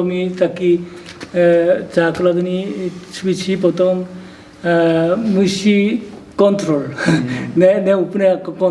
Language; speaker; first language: Czech; non-native, learner; Korean